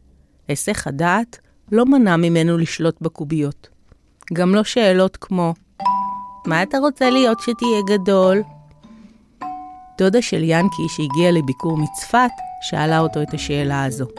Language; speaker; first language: Hebrew; native; Hebrew